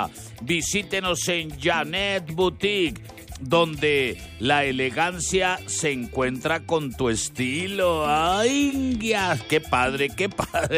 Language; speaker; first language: Spanish; native; Spanish